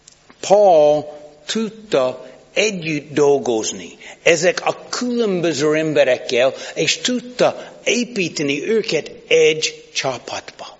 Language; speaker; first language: Hungarian; non-native, fluent; English